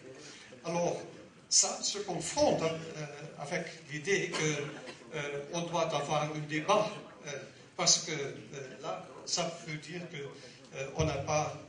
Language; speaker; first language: French; non-native, learner; Dutch